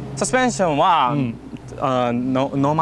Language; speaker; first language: Japanese; non-native, learner; Chinese